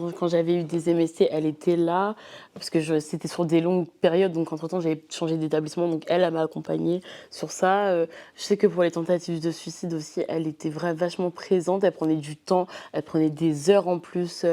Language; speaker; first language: French; native; French